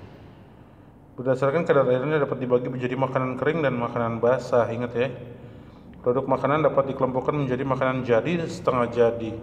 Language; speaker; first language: Indonesian; native; Indonesian